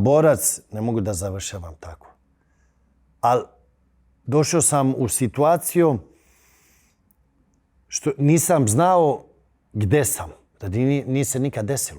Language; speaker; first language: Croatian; early bilingual, heritage; Bosnian